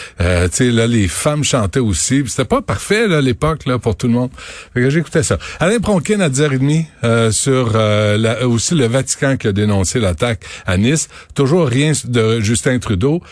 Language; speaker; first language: French; native; French